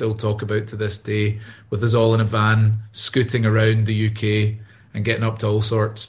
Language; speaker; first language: English; native; English